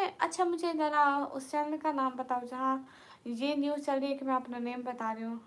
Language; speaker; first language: Urdu; non-native, local second language; Punjabi